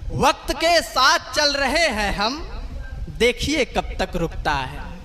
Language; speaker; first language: Hindi; native; Hindi